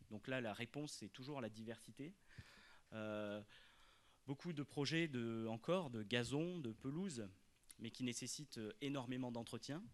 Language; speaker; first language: French; native; French